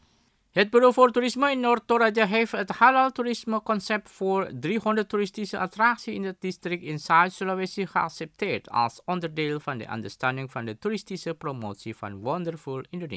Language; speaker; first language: Dutch; non-native, fluent; Indonesian